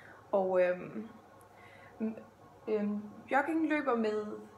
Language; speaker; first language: Danish; native; Danish